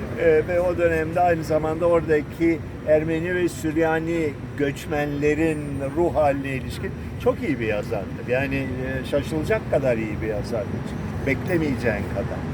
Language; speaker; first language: Turkish; native; Turkish